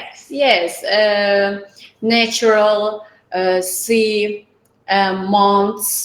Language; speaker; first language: English; non-native, learner; Turkish